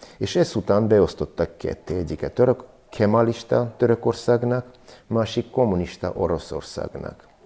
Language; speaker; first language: Hungarian; non-native, learner; Armenian